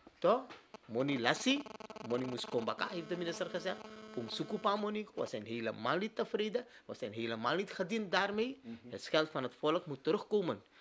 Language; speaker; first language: Dutch; native; Dutch